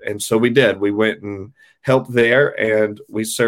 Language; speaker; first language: English; native; English